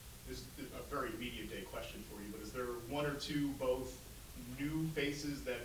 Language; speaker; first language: English; native; English